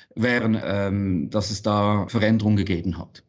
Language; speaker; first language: German; native; German